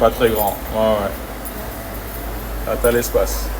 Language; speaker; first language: French; native; French